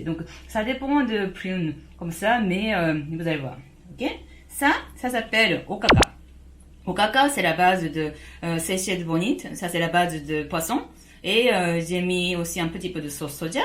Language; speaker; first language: French; non-native, fluent; Japanese